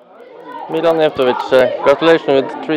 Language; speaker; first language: English; non-native, fluent; Norwegian